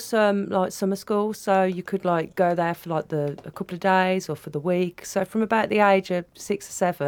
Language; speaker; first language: English; native; English